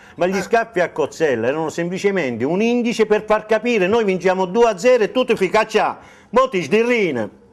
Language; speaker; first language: Italian; native; Italian